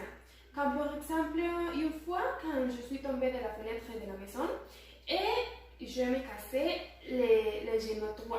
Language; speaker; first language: French; non-native, learner; Spanish